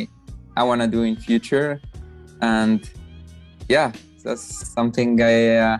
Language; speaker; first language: English; non-native, fluent; Arabic